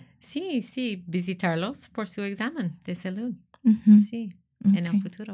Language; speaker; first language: Spanish; non-native, learner; English